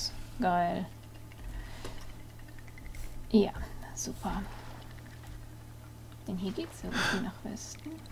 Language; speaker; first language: German; native; German